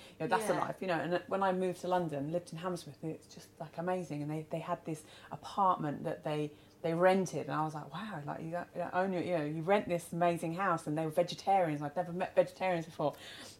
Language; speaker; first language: English; native; English